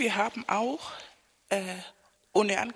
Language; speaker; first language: German; non-native, fluent; Spanish